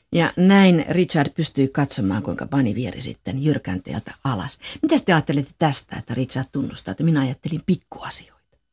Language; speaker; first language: Finnish; native; Finnish